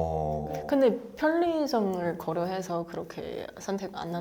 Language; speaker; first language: Korean; non-native, fluent; Chinese